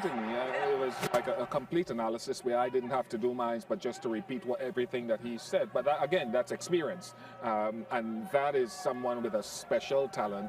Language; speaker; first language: English; native; English